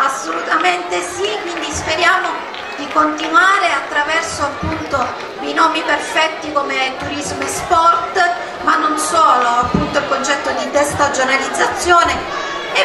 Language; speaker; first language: Italian; native; Italian